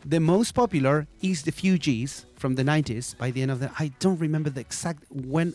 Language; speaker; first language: English; non-native, fluent; Spanish